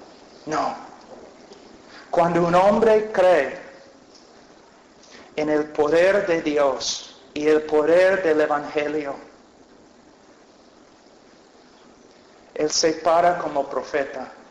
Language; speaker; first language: Spanish; non-native, fluent; English